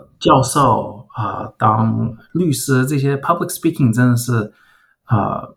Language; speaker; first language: Chinese; early bilingual, heritage; Chinese